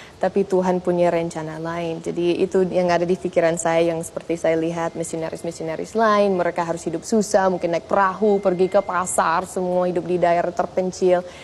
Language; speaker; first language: Indonesian; non-native, fluent; English